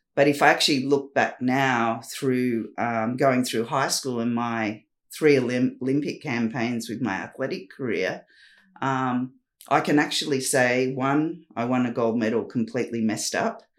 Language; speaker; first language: English; native; English